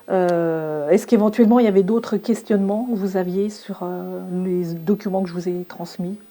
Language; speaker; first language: French; native; French